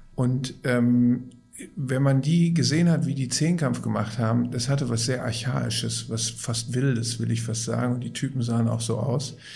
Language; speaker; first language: German; native; German